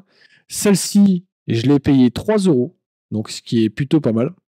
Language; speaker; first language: French; native; French